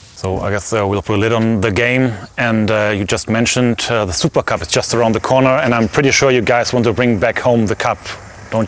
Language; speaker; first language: English; non-native, fluent; German